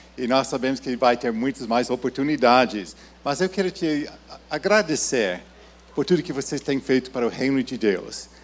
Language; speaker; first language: Portuguese; non-native, fluent; English